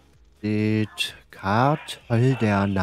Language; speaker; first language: German; native; German